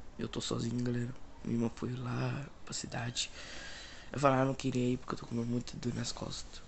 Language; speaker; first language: Portuguese; native; Portuguese